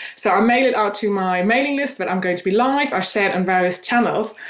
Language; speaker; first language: English; non-native, fluent; German